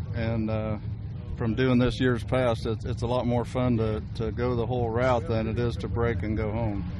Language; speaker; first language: English; native; English